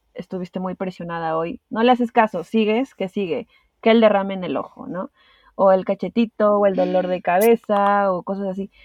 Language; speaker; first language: Spanish; native; Spanish